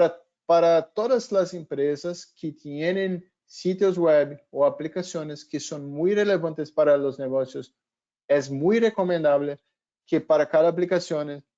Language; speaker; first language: Spanish; non-native, fluent; Portuguese